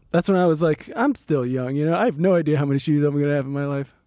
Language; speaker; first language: English; early bilingual, other home language; Greek